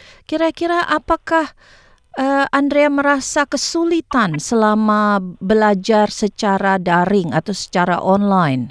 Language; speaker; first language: Indonesian; native; Indonesian